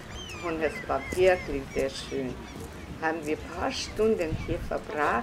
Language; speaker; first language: German; non-native, fluent; Russian